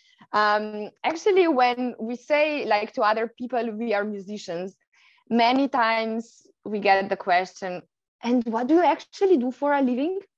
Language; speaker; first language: English; non-native, fluent; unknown